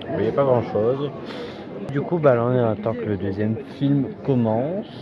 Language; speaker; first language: French; native; French